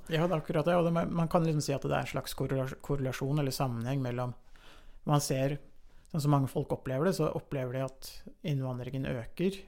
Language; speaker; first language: Norwegian; native; Norwegian